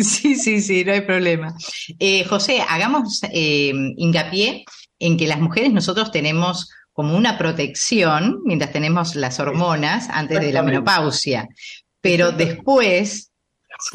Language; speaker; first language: Spanish; native; Spanish